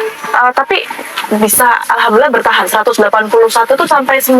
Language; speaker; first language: Indonesian; native; Indonesian